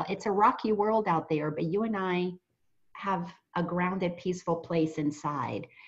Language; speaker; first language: English; native; English